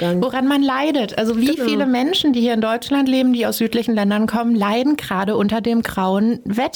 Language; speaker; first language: German; native; German